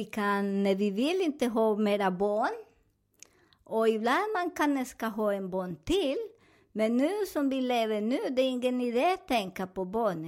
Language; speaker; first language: Swedish; non-native, learner; Spanish